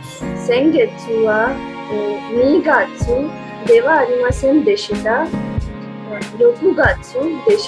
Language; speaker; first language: Japanese; non-native, learner; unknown